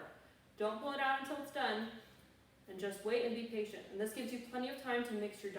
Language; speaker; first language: English; native; English